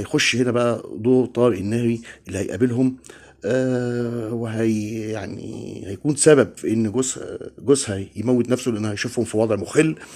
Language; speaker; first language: Arabic; native; Arabic